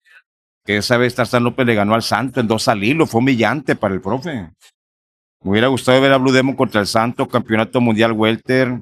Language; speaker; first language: Spanish; native; Spanish